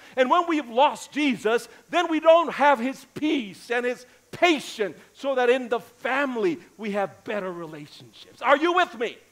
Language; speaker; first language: English; native; English